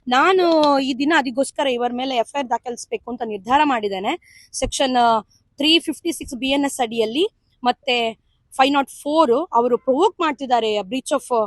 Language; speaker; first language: Kannada; non-native, local second language; Tulu